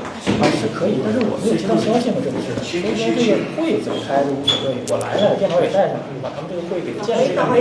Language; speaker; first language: Chinese; native; Chinese